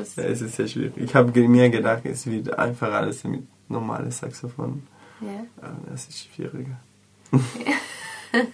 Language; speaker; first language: German; non-native, learner; Spanish